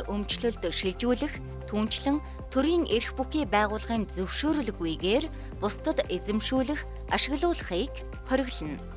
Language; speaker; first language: Mongolian; native; Mongolian